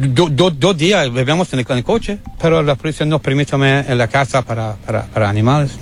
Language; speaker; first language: Spanish; non-native, learner; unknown